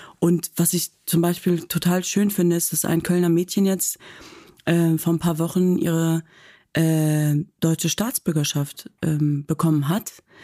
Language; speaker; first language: German; native; German